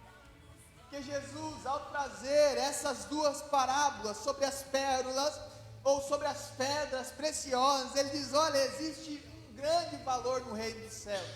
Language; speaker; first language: Portuguese; native; Portuguese